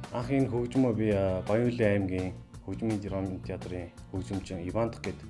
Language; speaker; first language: Mongolian; non-native, local second language; Kazakh